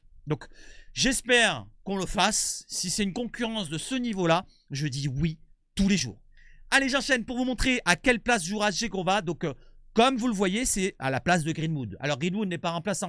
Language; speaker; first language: French; native; French